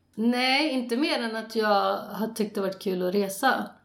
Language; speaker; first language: Swedish; native; Swedish